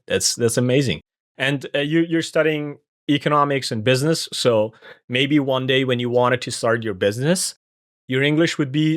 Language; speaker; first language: English; non-native, fluent; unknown